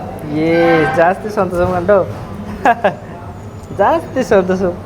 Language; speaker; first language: Malayalam; non-native, learner; Bangla